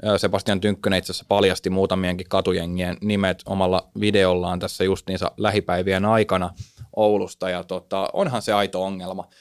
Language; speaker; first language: Finnish; native; Finnish